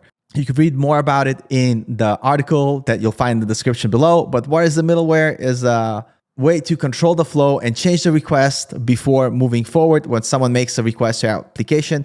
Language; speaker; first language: English; native; English